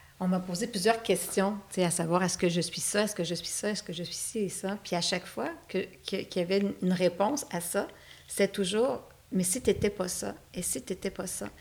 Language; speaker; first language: French; native; French